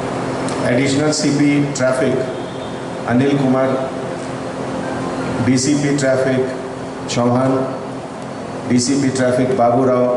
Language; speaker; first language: Telugu; non-native, fluent; Hindi